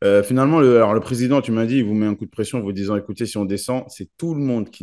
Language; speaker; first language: French; native; French